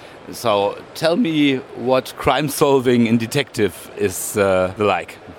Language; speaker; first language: English; non-native, fluent; German